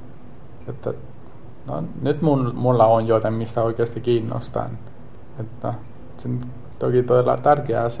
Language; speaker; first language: Finnish; non-native, learner; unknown